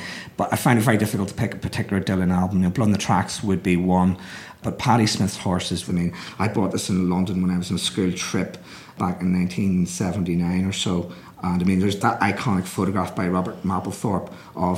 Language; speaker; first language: English; native; English